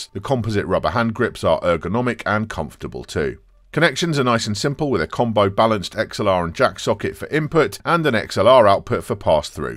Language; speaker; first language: English; native; English